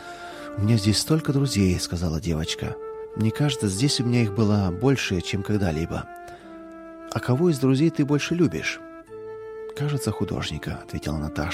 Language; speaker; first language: Russian; native; Russian